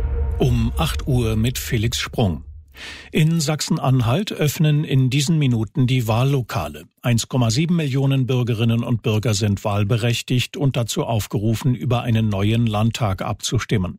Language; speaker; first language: German; native; German